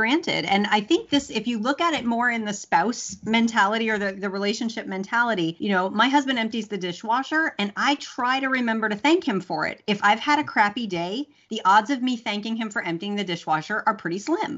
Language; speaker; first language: English; native; English